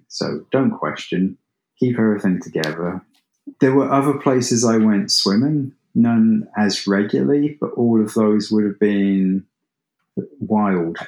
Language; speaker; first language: English; native; English